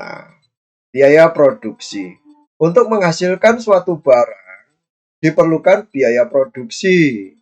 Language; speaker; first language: Indonesian; native; Indonesian